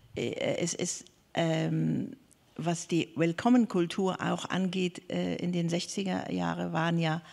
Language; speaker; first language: German; non-native, fluent; Persian